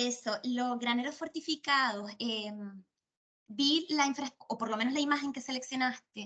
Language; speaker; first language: Spanish; native; Spanish